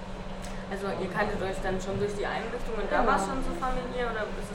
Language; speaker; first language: German; native; German